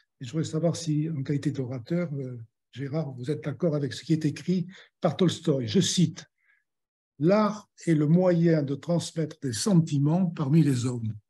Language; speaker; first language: French; native; French